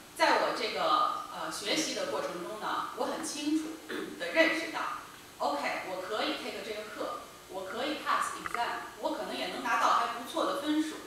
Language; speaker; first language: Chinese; native; Chinese